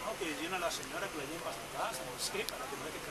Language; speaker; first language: Spanish; native; Spanish